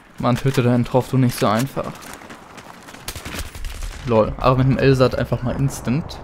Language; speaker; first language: German; native; German